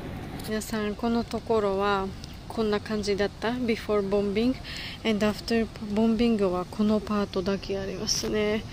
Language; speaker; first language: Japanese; non-native, learner; Georgian